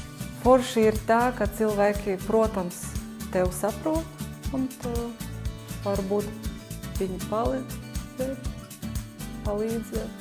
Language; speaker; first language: Latvian; non-native, learner; Russian